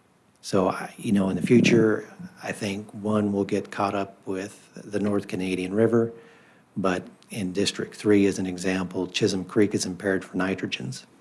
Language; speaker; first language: English; native; English